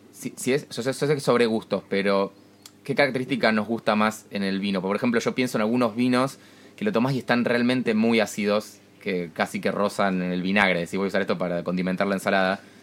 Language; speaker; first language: Spanish; native; Spanish